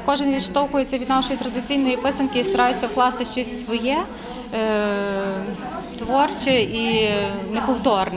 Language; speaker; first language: Ukrainian; native; Ukrainian